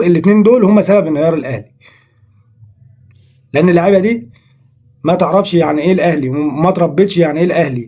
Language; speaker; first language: Arabic; native; Arabic